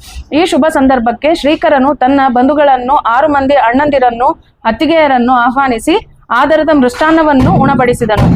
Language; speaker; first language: Kannada; native; Kannada